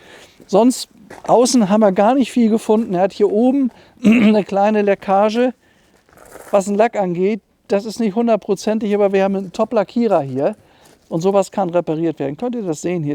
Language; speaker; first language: German; native; German